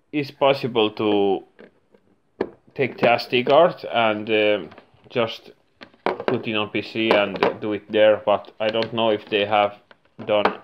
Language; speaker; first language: English; non-native, fluent; Finnish